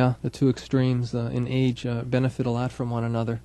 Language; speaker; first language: English; native; English